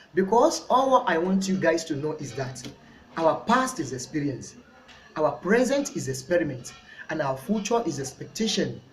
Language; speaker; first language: English; non-native, local second language; Yoruba